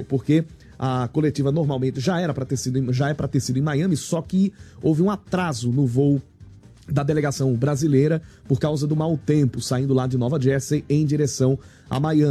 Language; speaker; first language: Portuguese; native; Portuguese